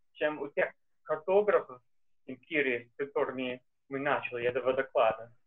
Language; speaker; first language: Russian; non-native, fluent; English